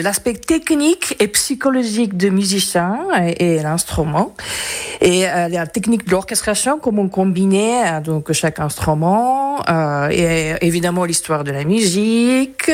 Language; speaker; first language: French; non-native, fluent; Japanese